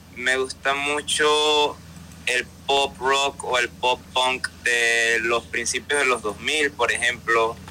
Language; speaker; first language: Spanish; native; Spanish